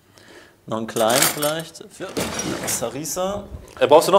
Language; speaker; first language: German; native; German